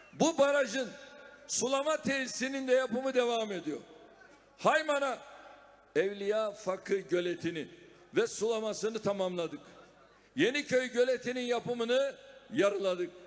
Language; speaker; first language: Turkish; native; Turkish